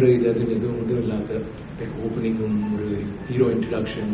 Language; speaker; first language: Malayalam; non-native, learner; Tamil